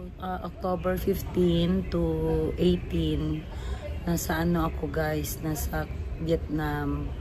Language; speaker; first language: Filipino; non-native, local second language; Cebuano